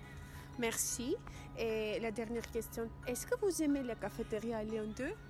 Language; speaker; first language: French; non-native, learner; Armenian